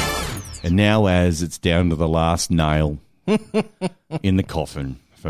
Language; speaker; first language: English; native; English